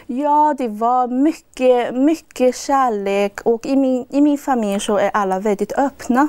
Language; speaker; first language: Swedish; non-native, fluent; Chinese